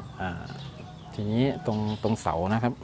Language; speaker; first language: Thai; native; Thai